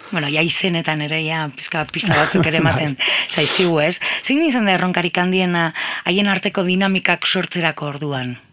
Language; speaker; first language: Basque; native; Basque